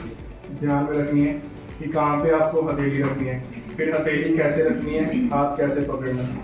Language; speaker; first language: Hindi; native; Hindi